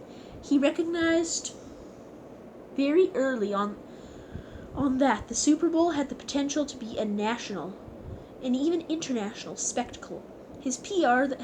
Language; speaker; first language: English; native; English